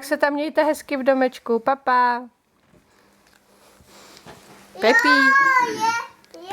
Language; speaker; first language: Czech; native; Czech